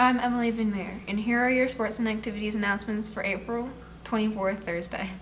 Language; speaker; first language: English; native; English